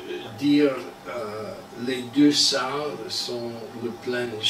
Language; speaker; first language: French; non-native, learner; English